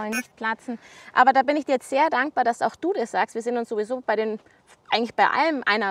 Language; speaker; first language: German; native; German